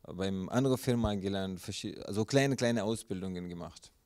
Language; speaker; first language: German; non-native, learner; Urdu